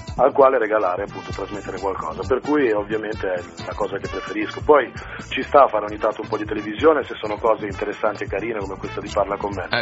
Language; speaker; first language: Italian; native; Italian